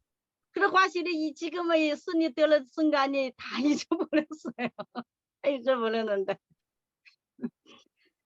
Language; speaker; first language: Korean; non-native, learner; Chinese